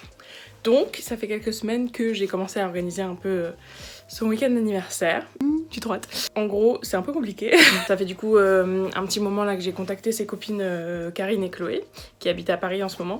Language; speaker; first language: French; native; French